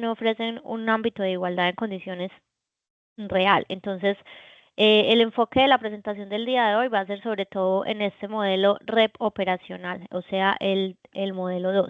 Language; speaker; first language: Spanish; native; Spanish